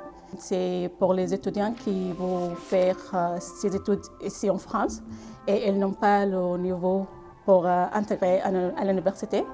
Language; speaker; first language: French; non-native, learner; Arabic